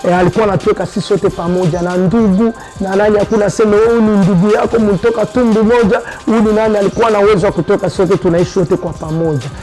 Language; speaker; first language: Swahili; non-native, local second language; French